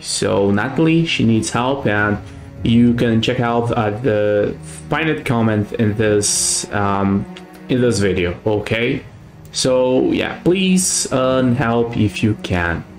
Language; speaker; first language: English; non-native, fluent; Portuguese